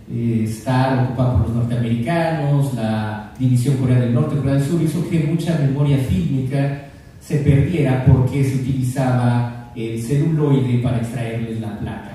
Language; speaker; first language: Spanish; native; Spanish